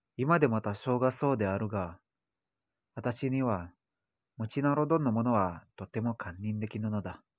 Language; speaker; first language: Japanese; non-native, learner; Indonesian